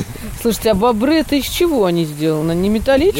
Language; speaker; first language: Russian; native; Russian